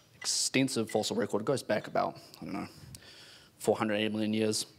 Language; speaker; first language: English; native; English